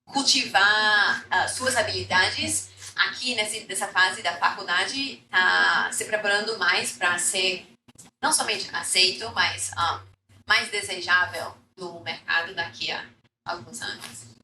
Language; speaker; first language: Portuguese; non-native, fluent; English